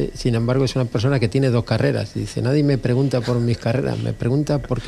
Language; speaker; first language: Spanish; native; Spanish